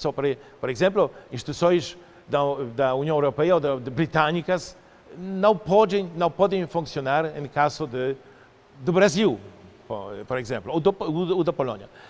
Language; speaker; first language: Portuguese; non-native, fluent; Polish